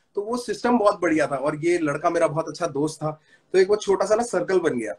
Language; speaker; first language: Hindi; native; Hindi